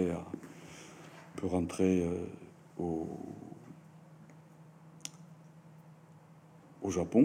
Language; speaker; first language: French; non-native, fluent; Japanese